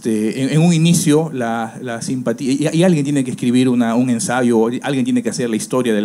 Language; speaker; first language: Spanish; native; Spanish